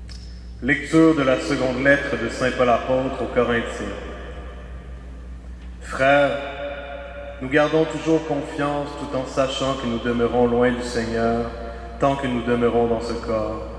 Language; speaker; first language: French; native; French